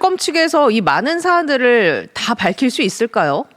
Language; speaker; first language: Korean; native; Korean